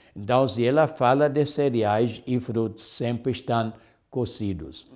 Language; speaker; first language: Portuguese; non-native, fluent; German